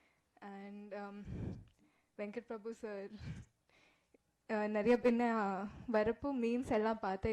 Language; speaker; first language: Tamil; non-native, learner; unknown